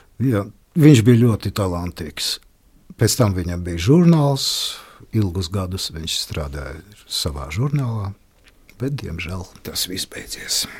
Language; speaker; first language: Latvian; non-native, local second language; Russian